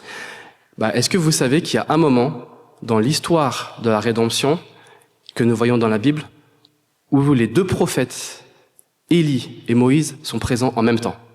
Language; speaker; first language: French; native; French